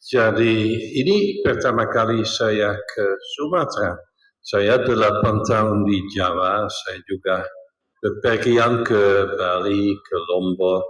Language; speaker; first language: Indonesian; non-native, fluent; Dutch